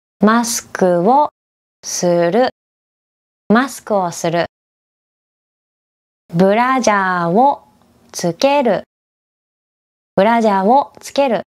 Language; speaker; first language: Japanese; native; Japanese